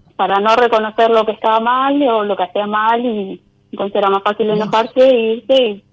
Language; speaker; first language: Spanish; native; Spanish